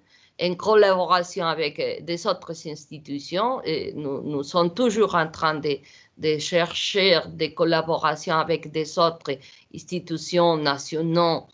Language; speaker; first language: French; non-native, learner; Portuguese